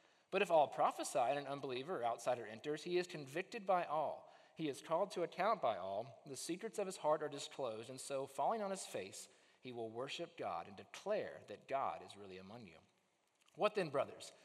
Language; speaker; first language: English; native; English